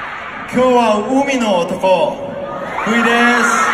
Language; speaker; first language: Japanese; non-native, learner; Korean